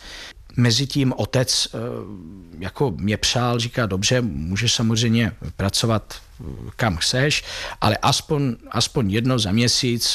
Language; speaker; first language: Czech; non-native, fluent; Italian